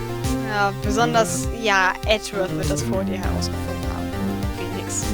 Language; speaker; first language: German; native; German